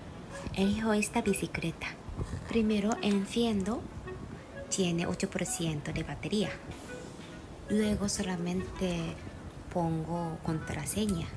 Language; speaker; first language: Spanish; non-native, fluent; Japanese